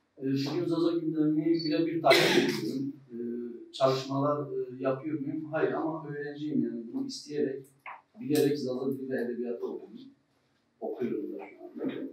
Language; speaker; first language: Turkish; non-native, local second language; Zaza